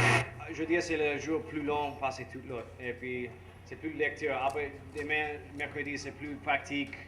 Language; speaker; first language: French; non-native, learner; English